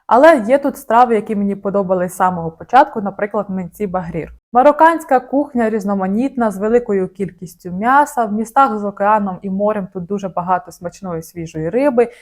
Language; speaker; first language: Ukrainian; native; Ukrainian